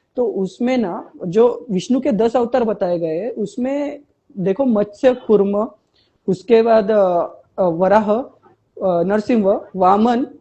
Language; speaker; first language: Hindi; non-native, local second language; Marathi